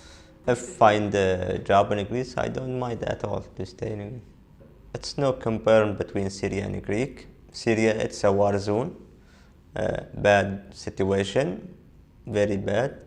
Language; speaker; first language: English; non-native, learner; Arabic